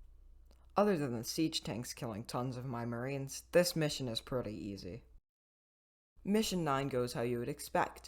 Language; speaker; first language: English; native; English